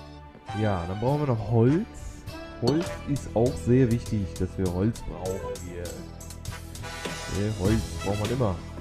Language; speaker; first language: German; native; German